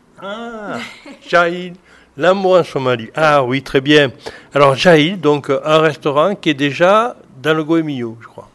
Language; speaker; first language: French; native; French